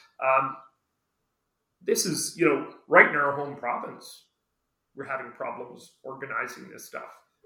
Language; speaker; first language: English; native; English